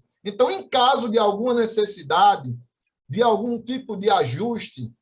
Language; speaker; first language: Portuguese; native; Portuguese